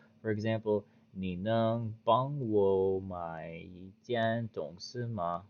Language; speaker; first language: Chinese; non-native, learner; English